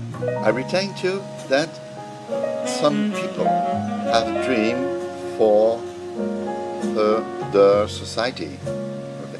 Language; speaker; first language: English; non-native, learner; French